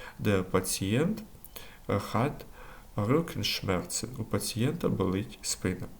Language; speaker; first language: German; non-native, learner; Ukrainian